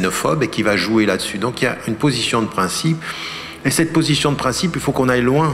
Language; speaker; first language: French; early bilingual, other home language; Arabic